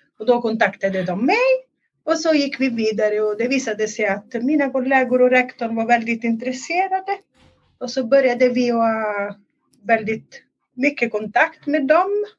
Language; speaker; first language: Swedish; non-native, fluent; Italian